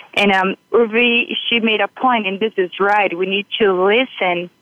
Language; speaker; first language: English; non-native, fluent; Portuguese